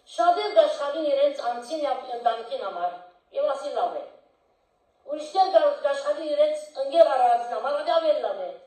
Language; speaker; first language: Armenian; early bilingual, heritage; Armenian